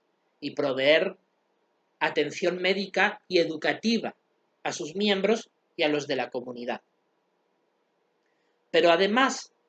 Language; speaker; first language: Spanish; native; Spanish